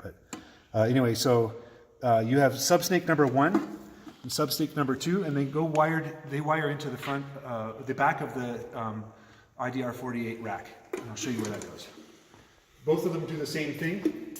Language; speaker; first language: English; native; English